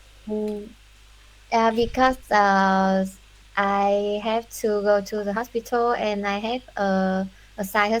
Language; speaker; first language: English; non-native, learner; Vietnamese